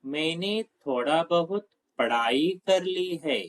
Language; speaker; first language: Hindi; non-native, local second language; Telugu